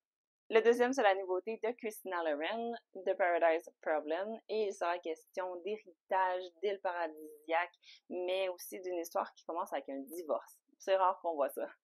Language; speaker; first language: French; native; French